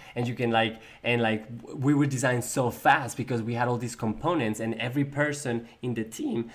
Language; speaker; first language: English; non-native, fluent; Spanish